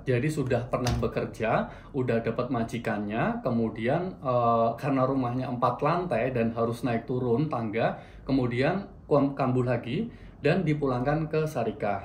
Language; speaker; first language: Indonesian; native; Indonesian